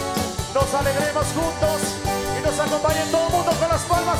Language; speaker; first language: Spanish; native; Spanish